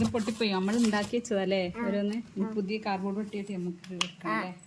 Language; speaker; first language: Malayalam; native; Malayalam